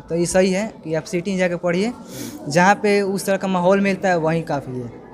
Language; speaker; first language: Hindi; native; Hindi